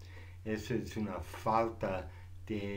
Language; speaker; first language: Spanish; non-native, fluent; English